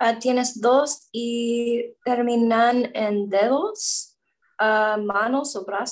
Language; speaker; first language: Spanish; non-native, learner; English